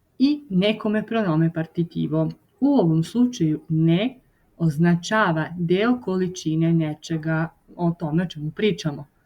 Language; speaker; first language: Bosnian; non-native, fluent; Italian